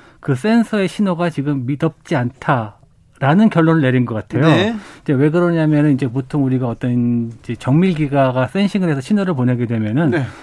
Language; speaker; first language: Korean; native; Korean